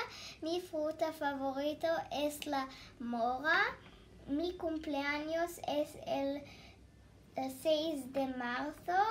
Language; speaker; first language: Spanish; non-native, learner; Finnish